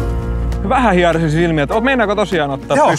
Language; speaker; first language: Finnish; native; Finnish